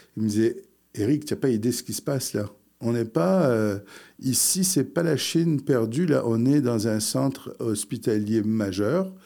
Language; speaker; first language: French; early bilingual, other home language; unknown